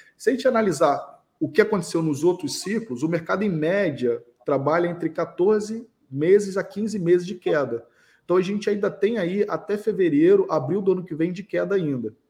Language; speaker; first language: Portuguese; native; Portuguese